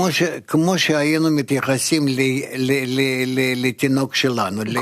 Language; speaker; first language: Hebrew; non-native, fluent; Russian